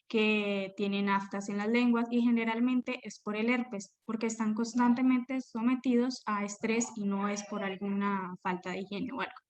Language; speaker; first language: Spanish; native; Spanish